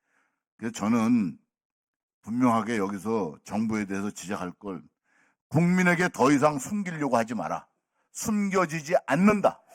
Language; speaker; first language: Korean; native; Korean